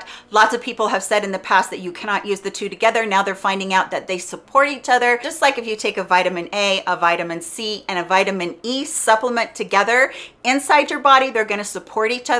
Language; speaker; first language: English; native; English